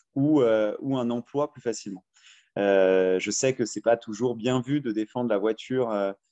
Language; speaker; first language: French; native; French